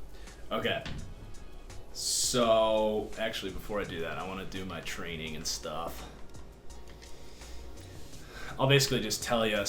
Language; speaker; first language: English; native; English